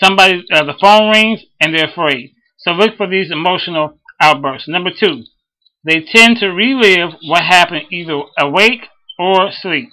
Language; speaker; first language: English; native; English